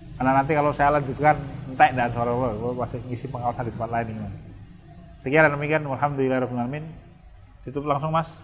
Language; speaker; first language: Indonesian; non-native, local second language; Javanese